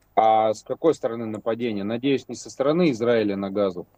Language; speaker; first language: Russian; native; Russian